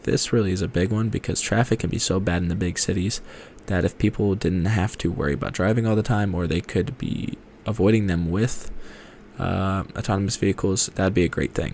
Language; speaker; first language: English; native; English